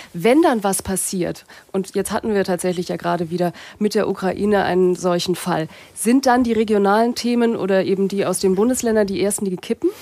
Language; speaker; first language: German; native; German